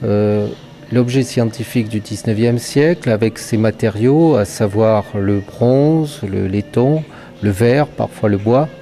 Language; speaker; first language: French; native; French